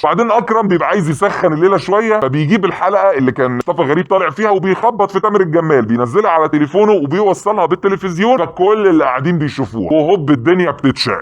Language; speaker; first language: Arabic; native; Arabic